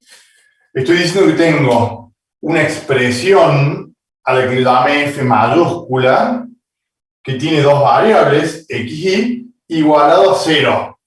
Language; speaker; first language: Spanish; native; Spanish